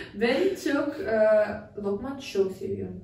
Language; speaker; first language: Turkish; non-native, learner; Macedonian